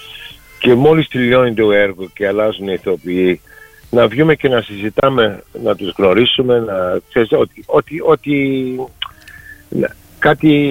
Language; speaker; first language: Greek; early bilingual, heritage; Greek